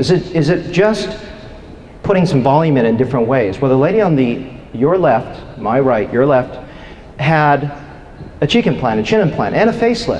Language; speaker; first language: English; native; English